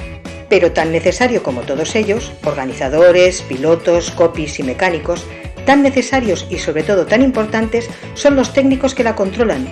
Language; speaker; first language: Spanish; native; Spanish